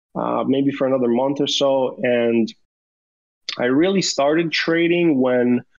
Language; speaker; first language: English; early bilingual, other home language; Romanian